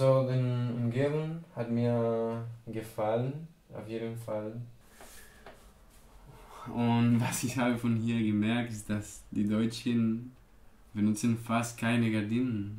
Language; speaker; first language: German; non-native, learner; Spanish